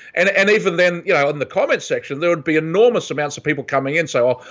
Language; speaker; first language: English; native; English